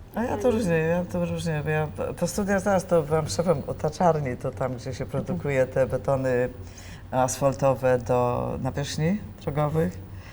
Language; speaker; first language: Polish; native; Polish